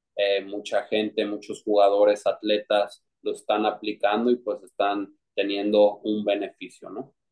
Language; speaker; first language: Spanish; native; Spanish